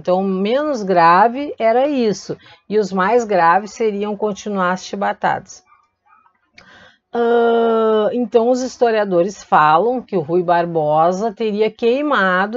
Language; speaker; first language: Portuguese; native; Portuguese